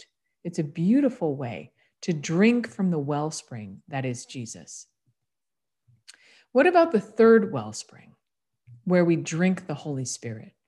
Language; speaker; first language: English; native; English